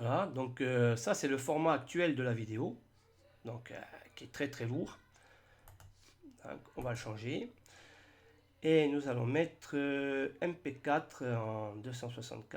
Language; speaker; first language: French; native; French